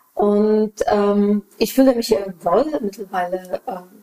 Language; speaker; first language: German; non-native, fluent; Polish